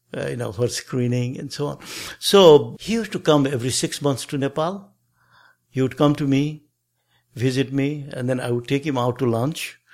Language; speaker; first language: English; non-native, local second language; Nepali